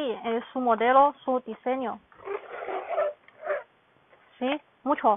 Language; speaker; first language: Spanish; non-native, learner; Chinese